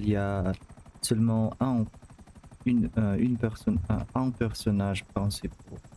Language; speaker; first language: French; non-native, learner; Russian